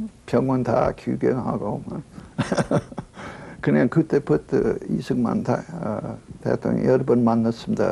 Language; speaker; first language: Korean; non-native, learner; English